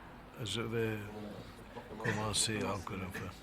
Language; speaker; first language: French; non-native, fluent; Hungarian